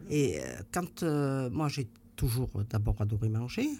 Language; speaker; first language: French; native; French